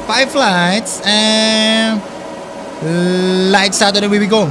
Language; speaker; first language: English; non-native, fluent; Indonesian